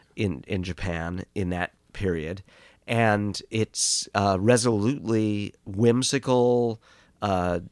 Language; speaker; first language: English; native; English